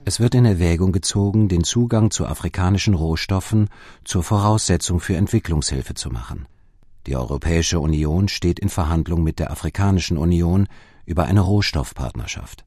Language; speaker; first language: German; native; German